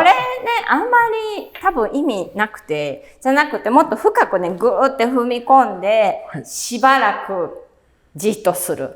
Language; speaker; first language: Japanese; native; Japanese